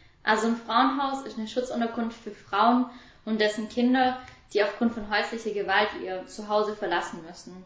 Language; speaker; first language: German; native; German